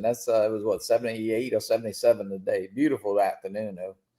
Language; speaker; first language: English; native; English